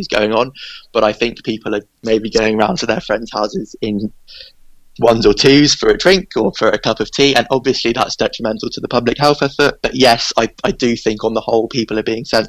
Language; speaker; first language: English; native; English